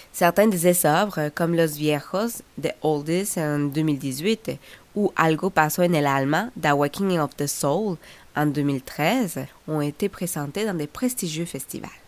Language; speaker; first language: French; non-native, fluent; Spanish